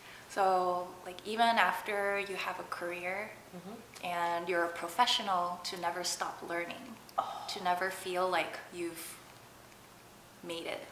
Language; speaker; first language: English; early bilingual, other home language; Korean